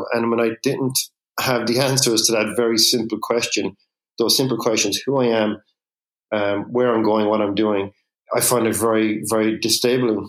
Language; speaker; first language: English; native; English